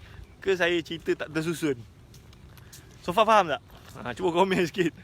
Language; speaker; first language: Malay; native; Malay